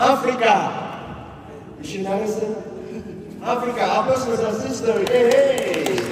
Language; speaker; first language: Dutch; non-native, learner; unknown